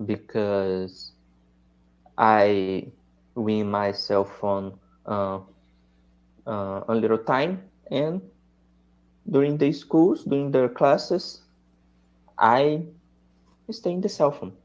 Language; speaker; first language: English; non-native, learner; Portuguese